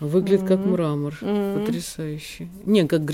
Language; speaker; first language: Russian; native; Russian